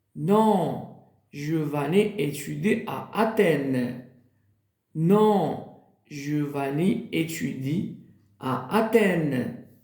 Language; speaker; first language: French; non-native, local second language; Arabic